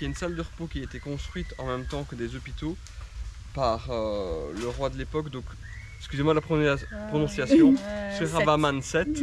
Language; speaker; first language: French; native; French